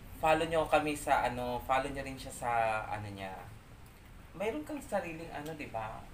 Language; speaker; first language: Filipino; non-native, local second language; Cebuano